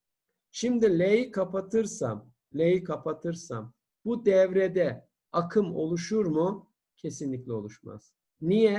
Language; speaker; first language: Turkish; native; Turkish